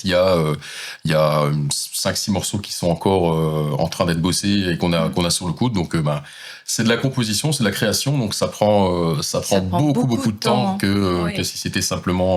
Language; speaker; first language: French; native; French